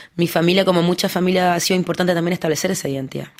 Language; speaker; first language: Spanish; early bilingual, heritage; French